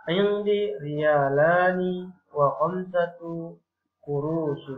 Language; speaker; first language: Arabic; non-native, fluent; Indonesian